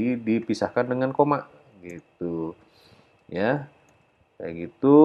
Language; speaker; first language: Indonesian; native; Indonesian